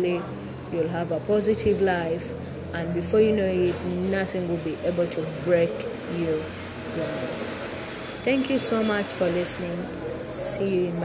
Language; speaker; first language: English; non-native, local second language; Ganda